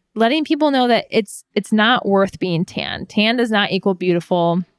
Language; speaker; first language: English; native; English